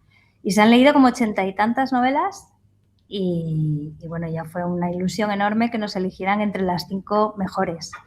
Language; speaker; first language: Spanish; native; Spanish